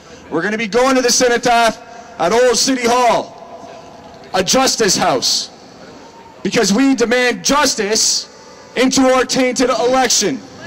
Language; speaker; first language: English; native; English